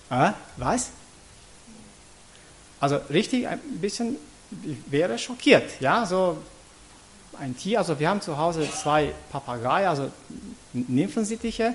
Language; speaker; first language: German; non-native, fluent; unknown